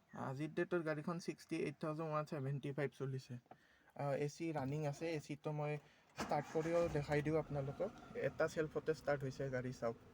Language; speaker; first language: Assamese; native; Assamese